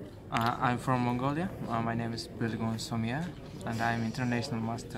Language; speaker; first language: English; non-native, learner; Mongolian